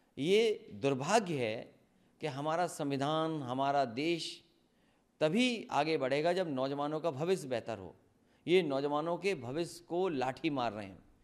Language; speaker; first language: Hindi; native; Hindi